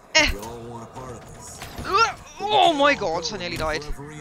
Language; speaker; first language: English; native; English